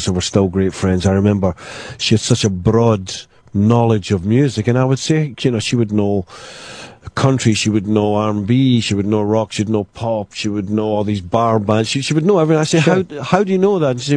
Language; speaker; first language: English; native; English